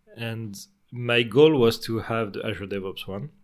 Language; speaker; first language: English; non-native, fluent; French